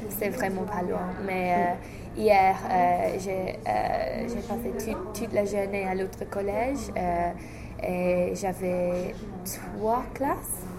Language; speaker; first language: French; non-native, fluent; English